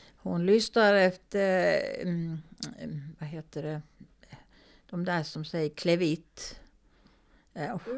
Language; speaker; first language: Swedish; native; Swedish